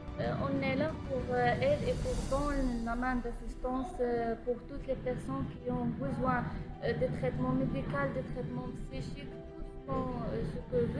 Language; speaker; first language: French; non-native, learner; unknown